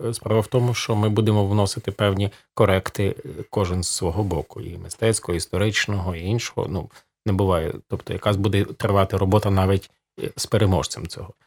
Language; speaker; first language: Ukrainian; native; Ukrainian